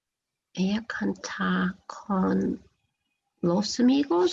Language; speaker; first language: Spanish; non-native, learner; English